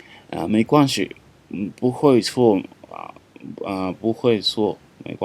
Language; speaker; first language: Chinese; non-native, fluent; English